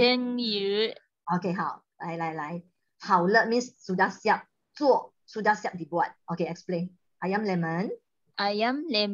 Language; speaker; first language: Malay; non-native, local second language; Chinese